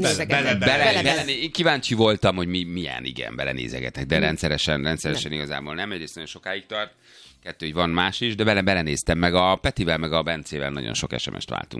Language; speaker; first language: Hungarian; native; Hungarian